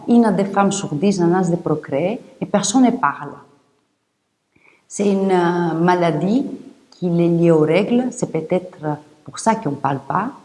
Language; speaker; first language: French; non-native, fluent; Greek